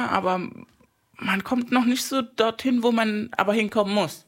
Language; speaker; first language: German; non-native, fluent; Spanish